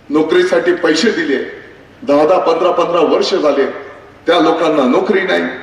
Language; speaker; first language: Marathi; native; Marathi